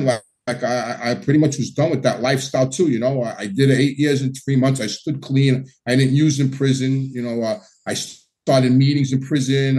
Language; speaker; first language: English; native; English